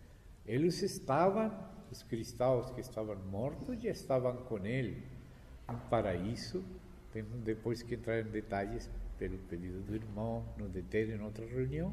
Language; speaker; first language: Portuguese; non-native, fluent; Spanish